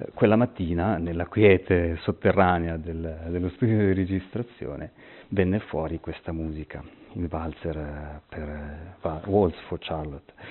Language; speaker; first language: Italian; native; Italian